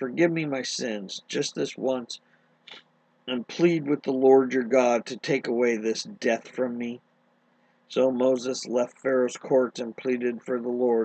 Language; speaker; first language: English; native; English